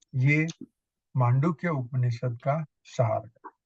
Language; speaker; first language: Hindi; non-native, local second language; Gujarati